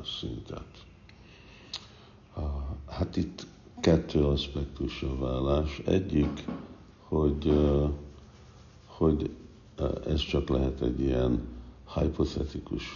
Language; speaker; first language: Hungarian; non-native, fluent; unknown